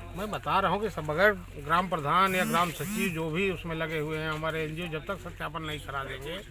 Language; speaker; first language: Hindi; native; Hindi